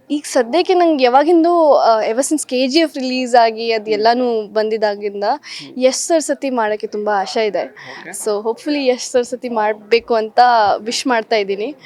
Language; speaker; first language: Kannada; early bilingual, heritage; Kannada